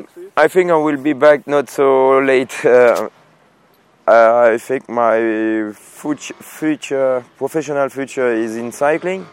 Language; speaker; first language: English; non-native, fluent; French